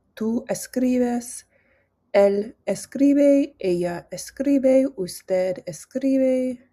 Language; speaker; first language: Spanish; non-native, learner; English